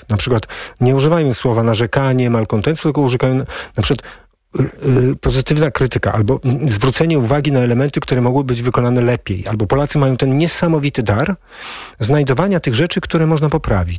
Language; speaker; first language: Polish; native; Polish